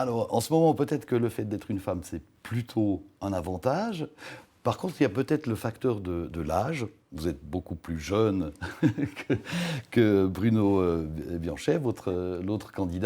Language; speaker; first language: French; native; French